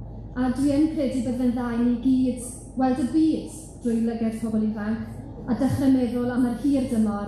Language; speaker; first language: Welsh; native; Welsh